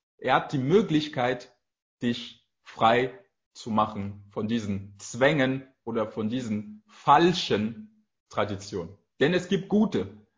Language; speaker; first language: German; non-native, fluent; French